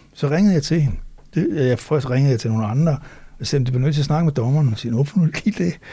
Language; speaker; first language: Danish; native; Danish